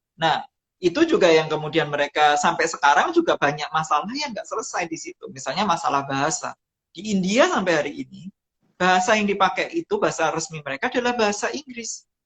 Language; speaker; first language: Indonesian; non-native, local second language; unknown